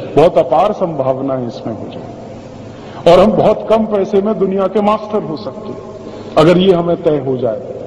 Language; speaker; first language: Hindi; native; Hindi